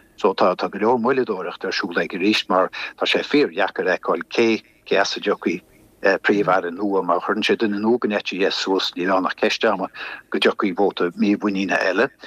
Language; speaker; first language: Irish; native; Irish